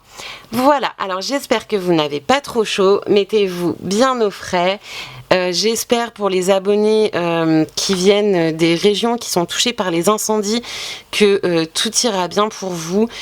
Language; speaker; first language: French; native; French